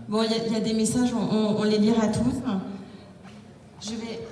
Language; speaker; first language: French; native; French